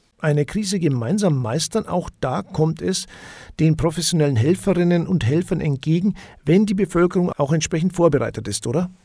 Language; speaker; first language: German; native; German